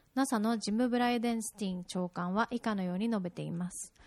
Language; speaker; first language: Japanese; early bilingual, heritage; Japanese